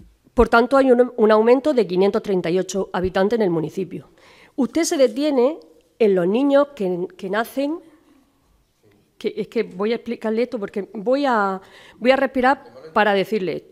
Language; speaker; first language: Spanish; native; Spanish